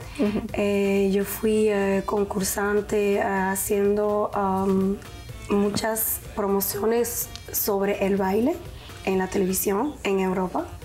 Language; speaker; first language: Spanish; native; Spanish